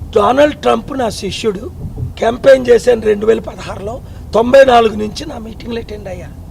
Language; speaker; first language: Telugu; native; Telugu